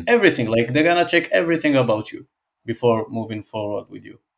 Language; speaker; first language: English; non-native, fluent; Arabic